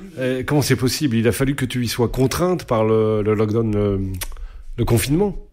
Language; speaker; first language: French; native; French